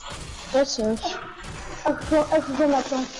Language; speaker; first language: German; non-native, local second language; Luxembourgish